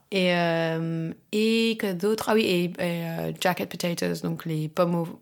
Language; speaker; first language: French; native; French